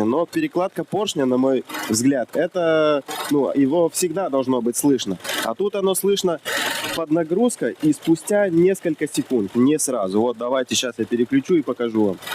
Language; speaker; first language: Russian; native; Russian